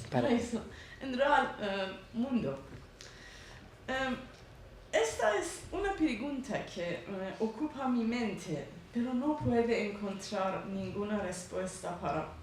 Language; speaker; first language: Spanish; non-native, learner; Persian